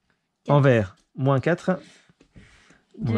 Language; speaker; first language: French; native; French